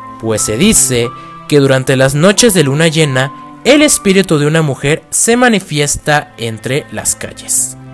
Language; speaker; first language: Spanish; native; Spanish